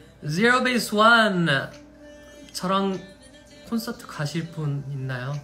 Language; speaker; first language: Korean; non-native, fluent; English